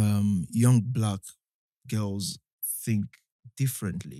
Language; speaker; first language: English; non-native, local second language; Yoruba